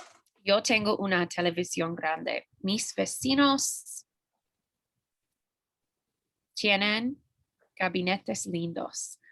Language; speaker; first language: Spanish; non-native, learner; English